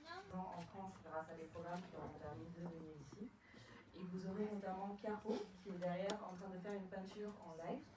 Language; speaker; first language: French; native; French